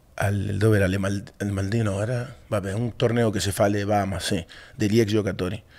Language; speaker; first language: Italian; non-native, fluent; Spanish